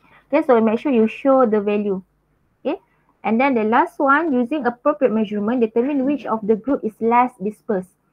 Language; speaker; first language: English; non-native, local second language; Malay